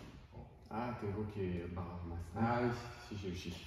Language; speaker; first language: Spanish; non-native, learner; French